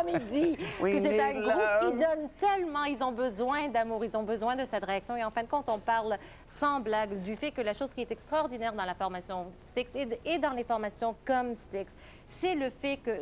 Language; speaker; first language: French; native; French